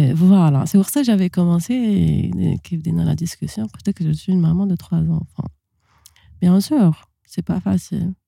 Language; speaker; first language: French; non-native, local second language; Arabic